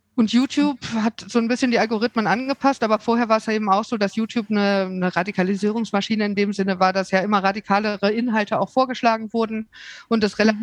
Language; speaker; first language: German; native; German